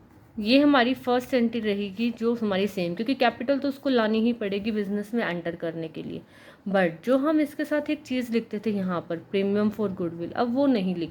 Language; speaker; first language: Hindi; native; Hindi